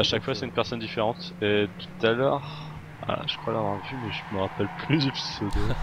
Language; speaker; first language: French; native; French